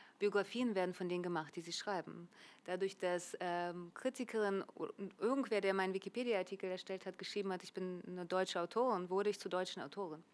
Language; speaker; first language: German; early bilingual, other home language; Russian